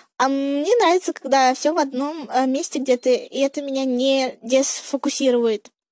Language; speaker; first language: Russian; native; Russian